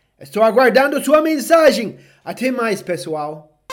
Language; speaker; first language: Portuguese; non-native, fluent; English